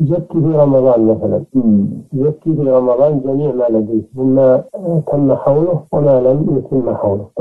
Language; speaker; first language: Arabic; native; Arabic